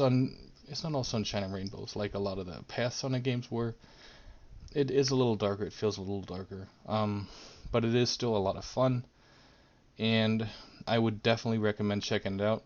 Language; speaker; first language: English; native; English